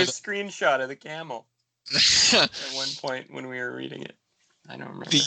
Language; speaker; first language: English; native; English